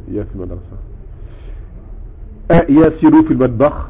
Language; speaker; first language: Arabic; non-native, fluent; French